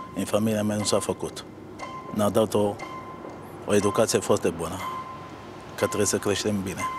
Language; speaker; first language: Romanian; non-native, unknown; Italian